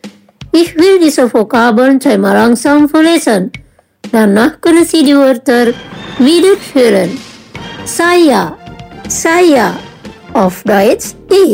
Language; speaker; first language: German; non-native, learner; Indonesian